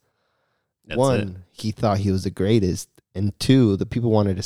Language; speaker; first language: English; early bilingual, other home language; Spanish